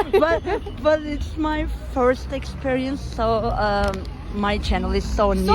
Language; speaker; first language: English; non-native, local second language; Turkish